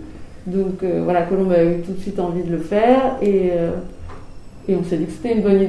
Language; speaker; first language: French; native; French